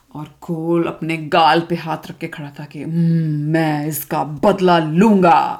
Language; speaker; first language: Hindi; native; Hindi